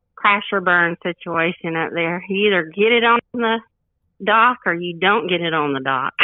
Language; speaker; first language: English; native; English